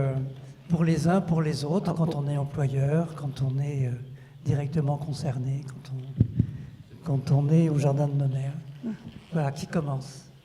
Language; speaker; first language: French; native; French